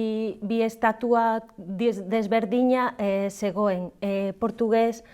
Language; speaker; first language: Basque; non-native, learner; Galician